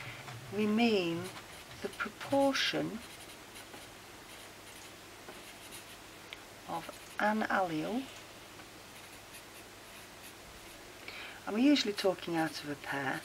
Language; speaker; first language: English; native; English